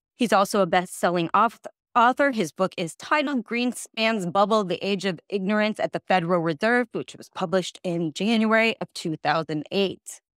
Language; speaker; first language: English; native; English